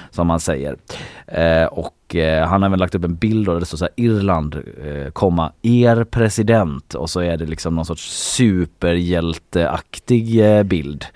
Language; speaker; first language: Swedish; native; Swedish